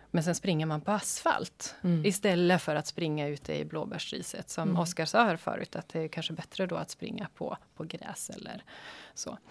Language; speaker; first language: Swedish; native; Swedish